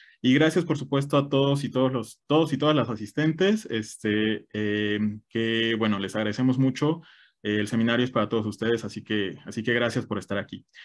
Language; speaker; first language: Spanish; native; Spanish